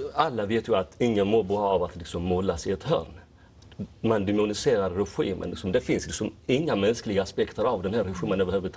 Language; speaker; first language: Swedish; early bilingual, other home language; Tigrinya